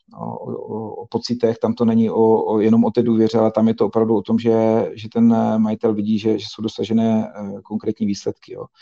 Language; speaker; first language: Czech; native; Czech